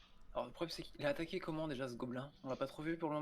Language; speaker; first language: French; native; French